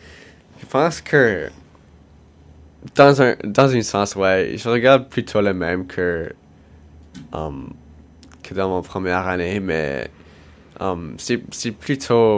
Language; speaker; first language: French; non-native, learner; English